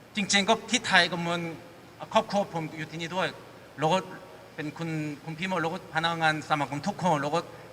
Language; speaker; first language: Thai; non-native, fluent; Korean